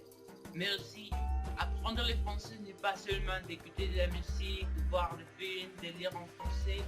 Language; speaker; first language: French; non-native, learner; Spanish